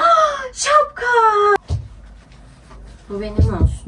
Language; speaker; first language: Turkish; native; Turkish